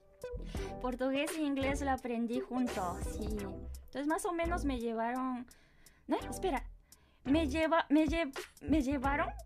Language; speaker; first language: Spanish; non-native, fluent; Japanese